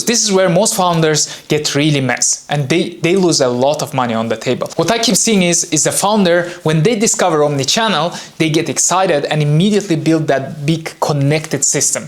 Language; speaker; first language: English; non-native, fluent; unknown